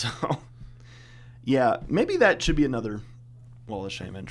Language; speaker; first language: English; native; English